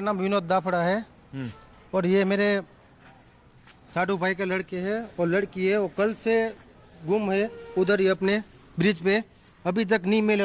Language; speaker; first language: Hindi; non-native, local second language; Gujarati